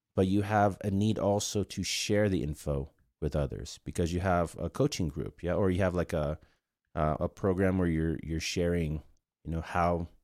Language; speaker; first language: English; non-native, fluent; Korean